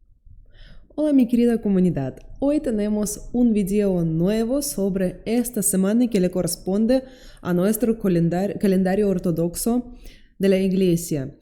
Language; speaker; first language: Spanish; non-native, fluent; Russian